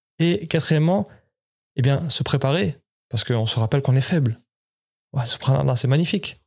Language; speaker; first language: French; native; French